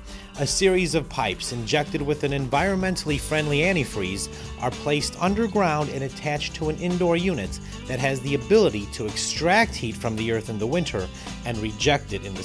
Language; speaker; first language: English; native; English